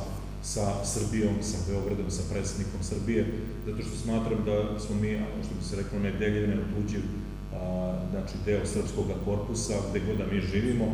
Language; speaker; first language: Serbian; native; Serbian